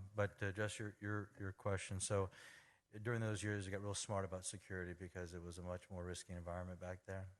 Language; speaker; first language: English; native; English